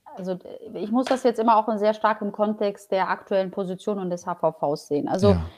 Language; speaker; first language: German; early bilingual, other home language; Polish